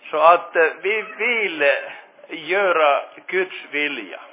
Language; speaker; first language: Swedish; non-native, fluent; Finnish